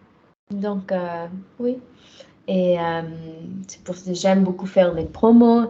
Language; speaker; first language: French; non-native, fluent; German